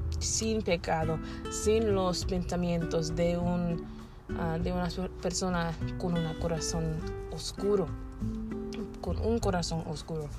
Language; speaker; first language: Spanish; non-native, learner; English